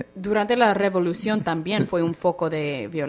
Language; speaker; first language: Spanish; non-native, fluent; English